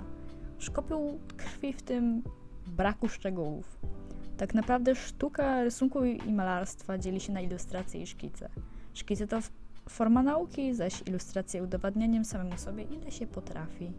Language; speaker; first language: Polish; native; Polish